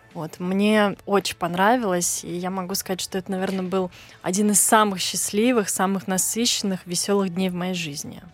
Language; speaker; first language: Russian; native; Russian